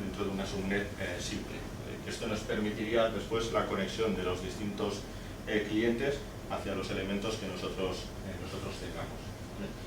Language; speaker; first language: Spanish; native; Spanish